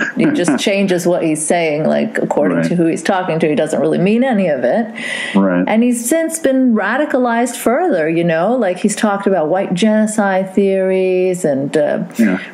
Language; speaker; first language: English; native; English